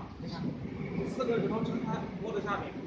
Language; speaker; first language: Chinese; native; Chinese